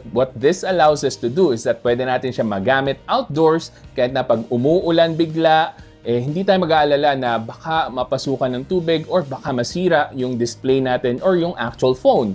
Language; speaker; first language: Filipino; native; Filipino